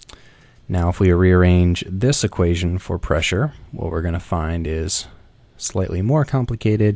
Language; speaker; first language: English; native; English